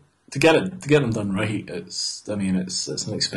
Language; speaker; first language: English; native; English